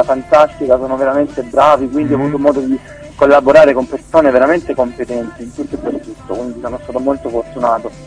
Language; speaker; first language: Italian; native; Italian